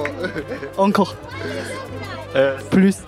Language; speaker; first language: French; non-native, learner; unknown